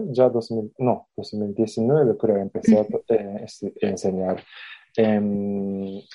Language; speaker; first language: Spanish; non-native, fluent; Japanese